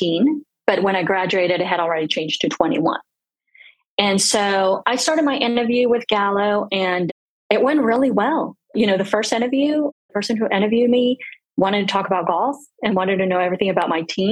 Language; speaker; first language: English; non-native, fluent; Spanish